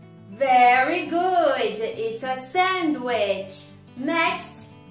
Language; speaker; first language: English; non-native, fluent; Portuguese